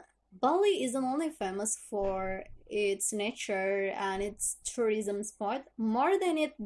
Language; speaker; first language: English; non-native, learner; Indonesian